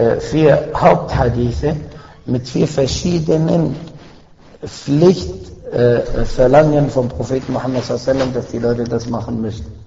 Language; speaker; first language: German; non-native, fluent; Arabic